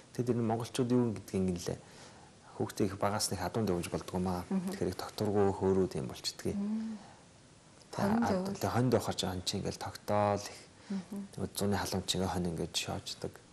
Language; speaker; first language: Mongolian; native; Mongolian